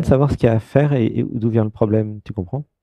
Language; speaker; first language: French; native; French